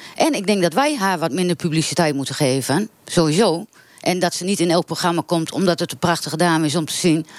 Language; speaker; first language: Dutch; native; Dutch